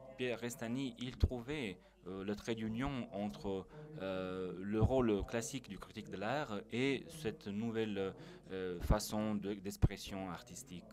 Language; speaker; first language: French; non-native, fluent; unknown